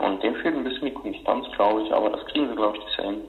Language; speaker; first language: German; native; German